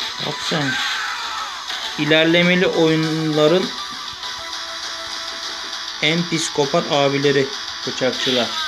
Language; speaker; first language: Turkish; native; Turkish